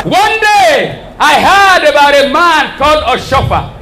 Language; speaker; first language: English; non-native, local second language; Yoruba